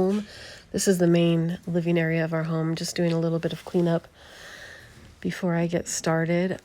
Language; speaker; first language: English; native; English